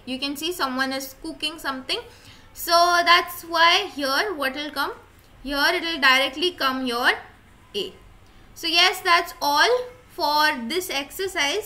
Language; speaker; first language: English; non-native, local second language; Hindi